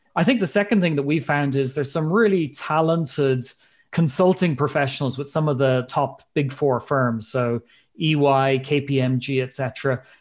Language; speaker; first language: English; native; English